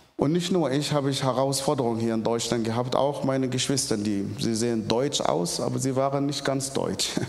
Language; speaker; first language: German; non-native, fluent; Arabic